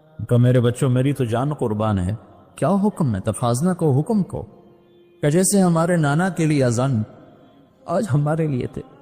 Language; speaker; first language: Urdu; non-native, local second language; Punjabi